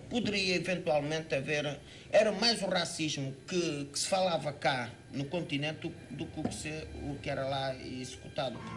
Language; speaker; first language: Portuguese; native; Portuguese